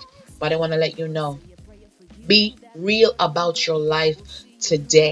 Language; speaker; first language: English; native; English